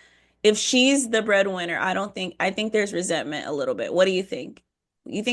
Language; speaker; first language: English; native; English